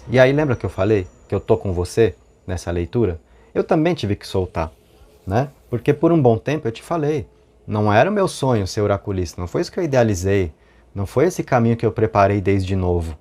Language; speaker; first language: Portuguese; native; Portuguese